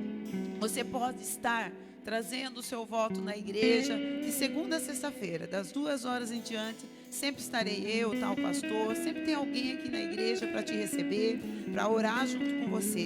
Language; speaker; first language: Portuguese; native; Portuguese